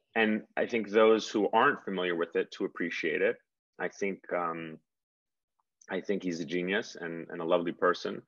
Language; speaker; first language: English; native; English